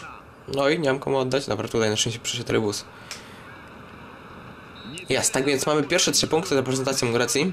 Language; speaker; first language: Polish; native; Polish